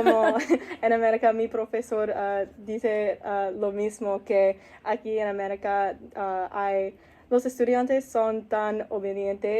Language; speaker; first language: Spanish; non-native, learner; English